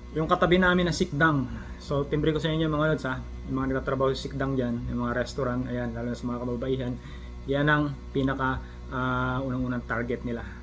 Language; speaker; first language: Filipino; native; Filipino